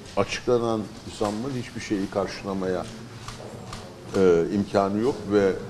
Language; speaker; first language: Turkish; native; Turkish